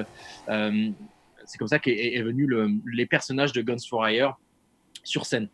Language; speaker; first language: French; native; French